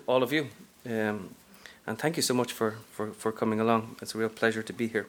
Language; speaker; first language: English; native; English